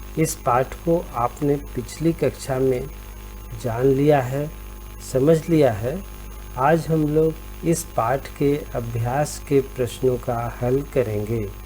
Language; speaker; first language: Hindi; native; Hindi